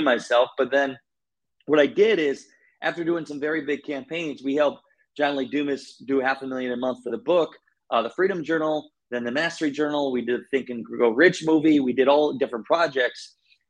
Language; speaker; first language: English; native; English